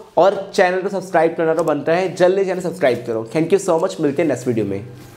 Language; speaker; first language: Hindi; native; Hindi